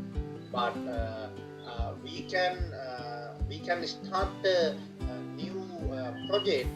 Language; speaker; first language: English; non-native, learner; Sinhala